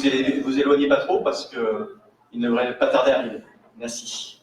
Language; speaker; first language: French; native; French